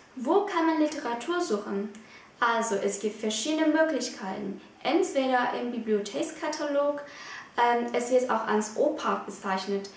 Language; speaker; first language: German; non-native, fluent; Vietnamese